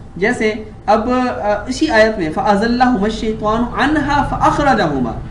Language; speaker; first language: Urdu; native; Urdu